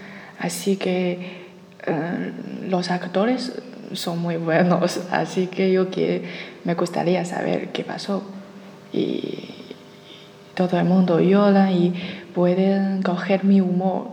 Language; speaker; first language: Spanish; non-native, learner; Chinese